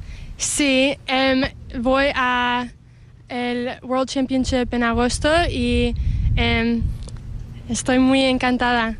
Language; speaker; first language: Spanish; early bilingual, heritage; English